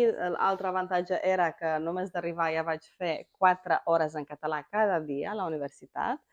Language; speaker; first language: Catalan; non-native, fluent; Romanian